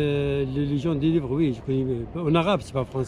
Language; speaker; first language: French; non-native, learner; Arabic